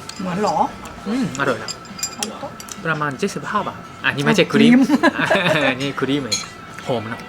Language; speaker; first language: Thai; non-native, learner; Japanese